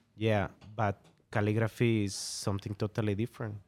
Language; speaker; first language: English; non-native, fluent; Spanish